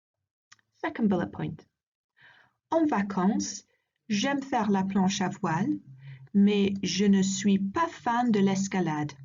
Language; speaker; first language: French; non-native, learner; English